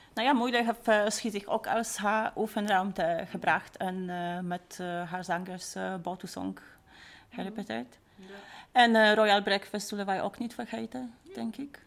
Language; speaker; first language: Dutch; non-native, fluent; Polish